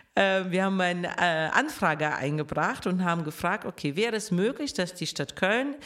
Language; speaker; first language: German; non-native, fluent; Russian